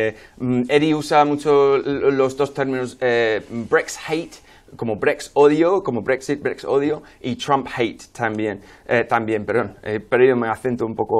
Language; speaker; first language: Spanish; non-native, fluent; English